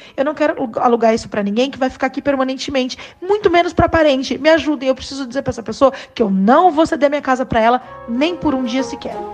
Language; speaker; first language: Portuguese; native; Portuguese